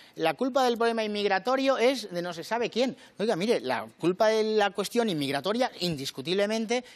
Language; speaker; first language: Spanish; native; Spanish